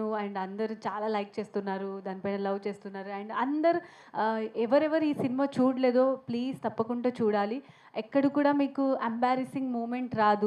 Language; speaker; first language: Telugu; non-native, fluent; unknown